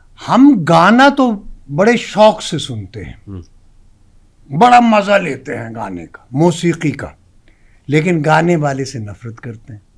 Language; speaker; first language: Urdu; non-native, local second language; Pashto